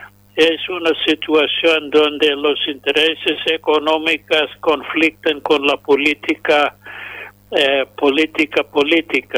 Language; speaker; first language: Spanish; non-native, fluent; English